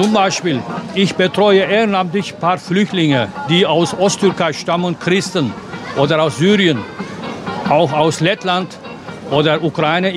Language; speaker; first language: German; non-native, fluent; Turkish